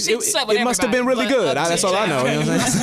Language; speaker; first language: English; native; English